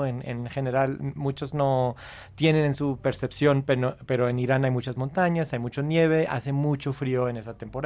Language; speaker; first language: Spanish; non-native, fluent; English